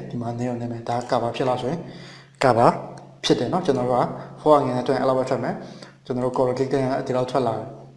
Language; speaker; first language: Burmese; native; Burmese